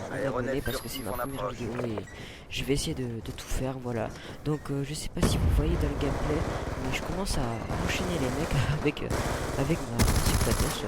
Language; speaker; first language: French; native; French